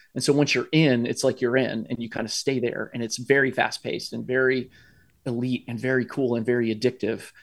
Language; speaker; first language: English; native; English